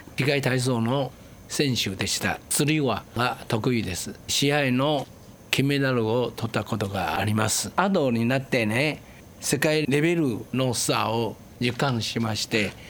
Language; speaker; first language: Japanese; non-native, fluent; Chinese